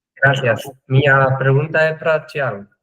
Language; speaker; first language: Spanish; native; Spanish